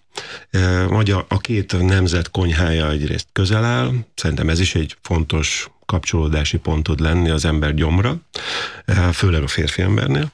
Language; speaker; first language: Hungarian; native; Hungarian